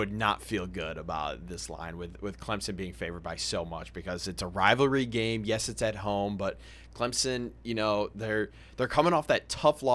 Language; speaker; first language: English; native; English